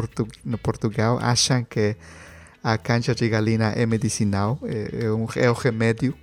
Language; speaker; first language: Portuguese; non-native, learner; Spanish